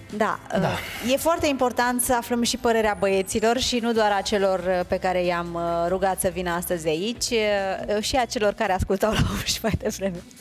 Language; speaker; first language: Romanian; native; Romanian